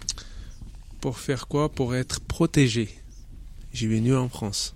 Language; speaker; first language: French; non-native, learner; Chechen